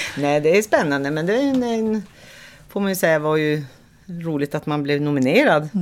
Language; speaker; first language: Swedish; native; Swedish